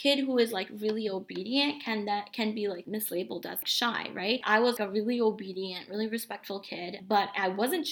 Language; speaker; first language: English; early bilingual, other home language; Bangla